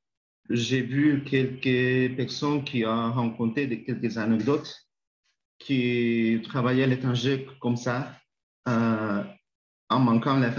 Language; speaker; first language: French; non-native, learner; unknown